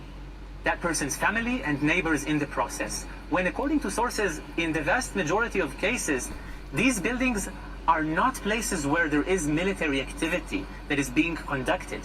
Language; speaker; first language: English; non-native, fluent; Hebrew